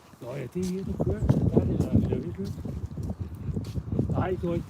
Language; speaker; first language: Danish; non-native, learner; Thai